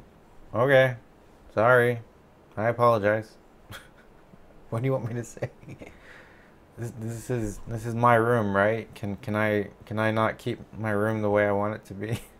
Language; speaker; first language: English; native; English